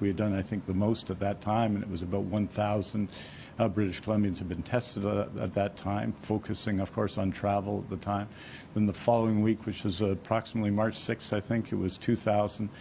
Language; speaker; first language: English; native; English